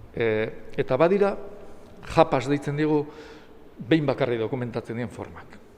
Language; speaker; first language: Basque; native; Basque